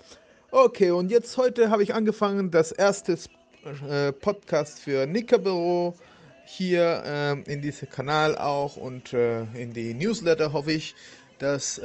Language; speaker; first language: German; non-native, fluent; Spanish